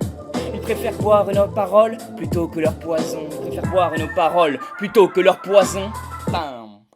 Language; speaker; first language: French; native; French